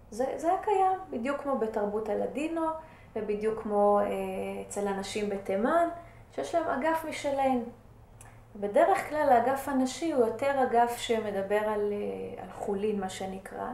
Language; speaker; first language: Hebrew; early bilingual, other home language; Persian